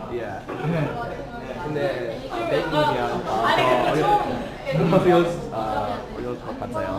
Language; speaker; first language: Korean; non-native, learner; English